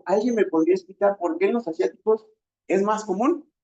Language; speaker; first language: Spanish; native; Spanish